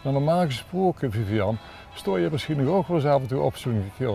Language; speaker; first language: Dutch; native; Dutch